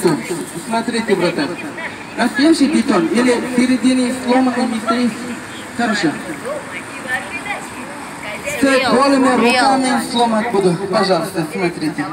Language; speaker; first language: Russian; non-native, learner; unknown